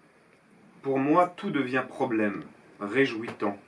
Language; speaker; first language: French; native; French